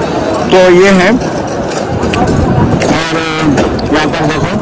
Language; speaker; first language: Hindi; native; Hindi